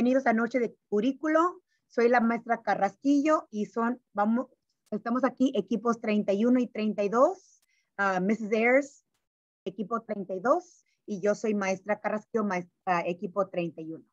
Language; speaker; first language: Spanish; early bilingual, heritage; Spanish